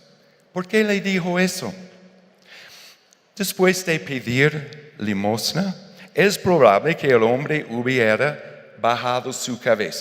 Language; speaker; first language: Spanish; non-native, fluent; English